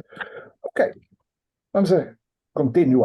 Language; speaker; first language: Spanish; non-native, fluent; English